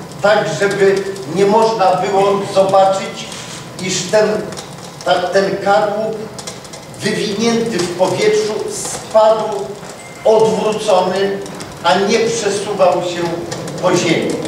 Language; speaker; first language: Polish; native; Polish